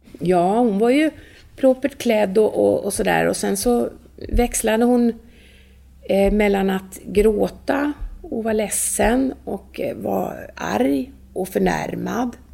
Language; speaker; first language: Swedish; native; Swedish